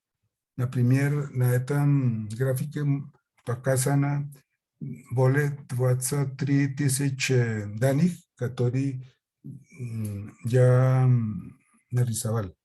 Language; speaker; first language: Russian; non-native, fluent; Spanish